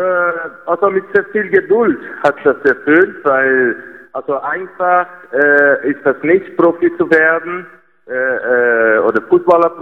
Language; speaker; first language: German; non-native, fluent; Portuguese